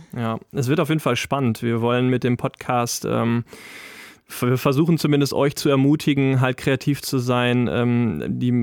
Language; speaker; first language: German; native; German